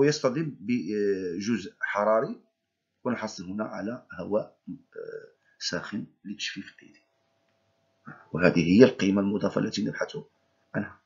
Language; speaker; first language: Arabic; native; Arabic